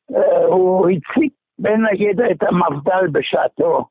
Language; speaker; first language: Hebrew; non-native, fluent; German